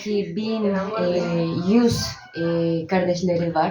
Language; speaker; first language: Turkish; non-native, learner; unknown